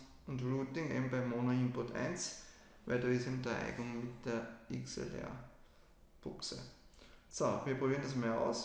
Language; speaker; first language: German; native; German